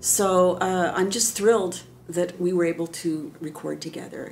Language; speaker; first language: English; native; English